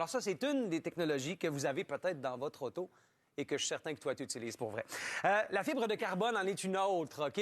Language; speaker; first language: French; native; French